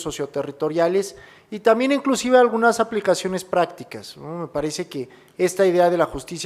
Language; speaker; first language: Spanish; native; Spanish